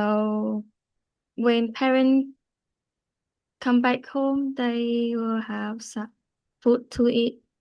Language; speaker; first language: English; non-native, learner; Vietnamese